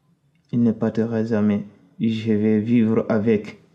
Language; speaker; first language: French; non-native, fluent; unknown